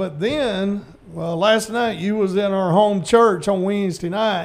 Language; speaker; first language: English; native; English